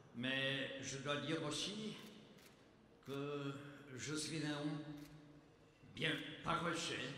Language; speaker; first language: French; non-native, learner; Czech